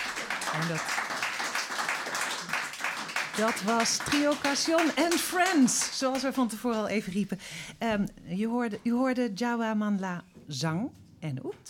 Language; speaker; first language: Dutch; native; Dutch